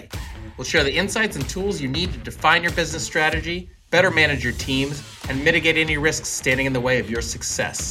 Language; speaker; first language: English; native; English